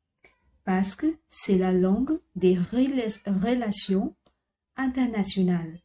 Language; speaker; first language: French; non-native, fluent; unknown